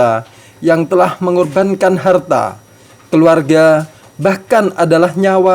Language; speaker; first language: Indonesian; native; Indonesian